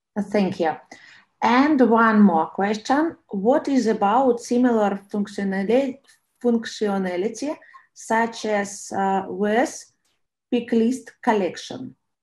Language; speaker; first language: English; non-native, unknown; Russian